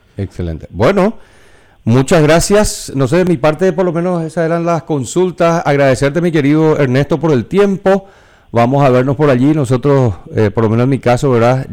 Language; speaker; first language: Spanish; native; Spanish